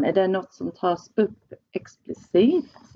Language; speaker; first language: Swedish; non-native, fluent; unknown